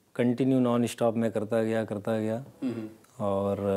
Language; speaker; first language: Hindi; native; Hindi